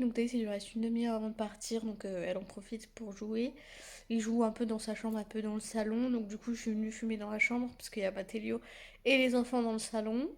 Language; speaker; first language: French; native; French